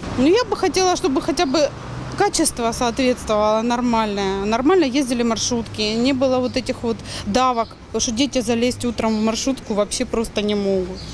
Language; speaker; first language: Russian; native; Russian